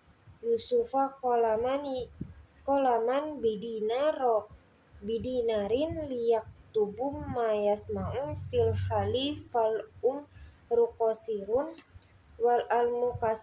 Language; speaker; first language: Arabic; non-native, learner; Indonesian